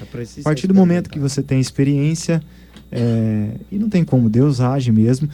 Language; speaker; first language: Portuguese; native; Portuguese